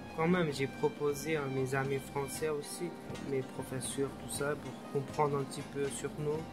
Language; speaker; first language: French; non-native, learner; Uyghur